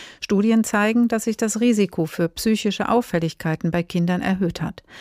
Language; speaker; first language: German; native; German